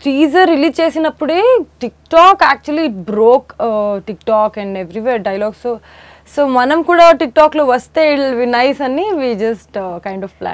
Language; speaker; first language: Telugu; non-native, fluent; Kannada